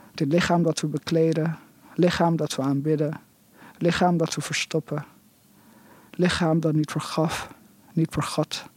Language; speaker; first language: Dutch; native; Dutch